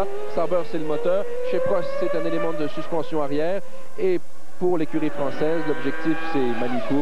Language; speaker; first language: French; native; French